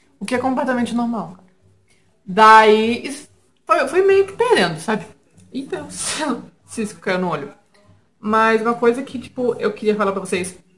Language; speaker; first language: Portuguese; native; Portuguese